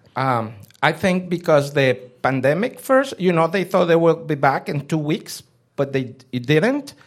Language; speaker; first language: English; non-native, fluent; Spanish